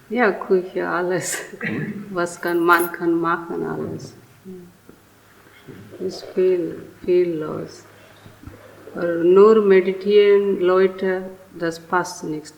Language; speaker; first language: German; non-native, learner; Telugu